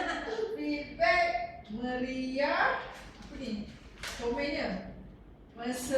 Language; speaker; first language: Malay; native; Malay